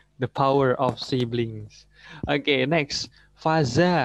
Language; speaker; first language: English; non-native, learner; Indonesian